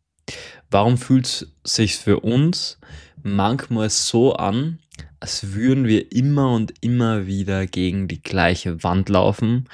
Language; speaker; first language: German; native; German